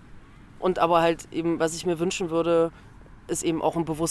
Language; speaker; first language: German; native; German